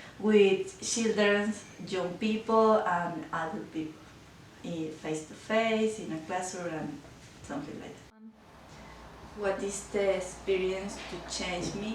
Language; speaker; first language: English; non-native, learner; Spanish